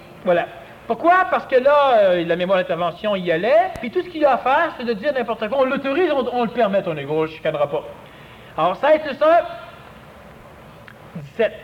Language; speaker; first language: French; native; French